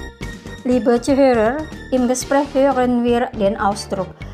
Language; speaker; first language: German; non-native, fluent; Indonesian